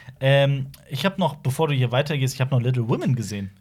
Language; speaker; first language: German; native; German